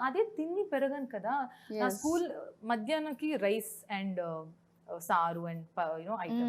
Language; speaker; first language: Telugu; non-native, local second language; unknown